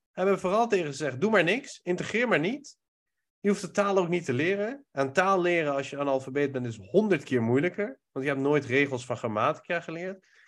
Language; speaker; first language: Dutch; early bilingual, other home language; Persian